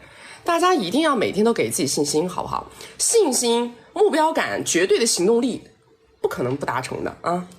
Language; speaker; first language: Chinese; native; Chinese